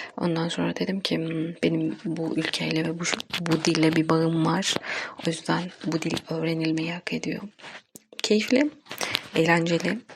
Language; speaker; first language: Turkish; non-native, local second language; Kurdish